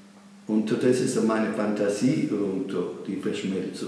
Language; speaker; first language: German; non-native, fluent; Italian